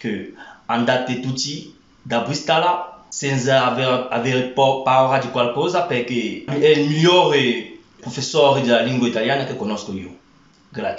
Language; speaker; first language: Italian; non-native, fluent; French